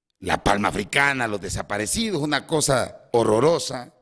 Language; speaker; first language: Spanish; native; Spanish